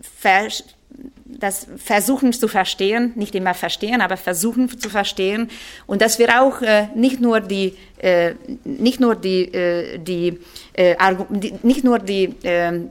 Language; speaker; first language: German; non-native, fluent; Hungarian